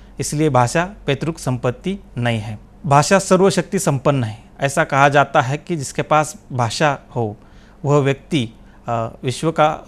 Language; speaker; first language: Hindi; non-native, local second language; Marathi